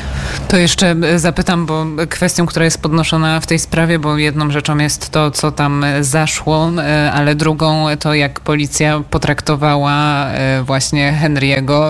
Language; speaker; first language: Polish; native; Polish